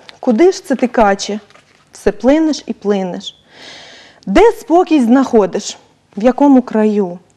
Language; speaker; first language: Ukrainian; native; Ukrainian